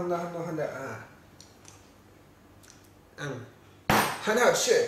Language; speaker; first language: Chinese; non-native, learner; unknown